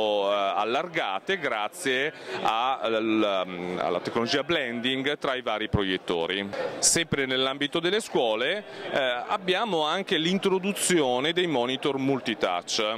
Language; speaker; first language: Italian; native; Italian